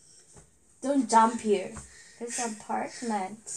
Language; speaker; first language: English; non-native, learner; Korean